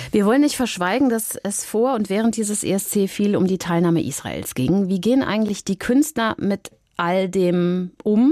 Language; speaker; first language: German; native; German